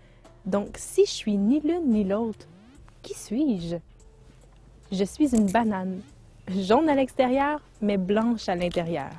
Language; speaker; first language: French; native; French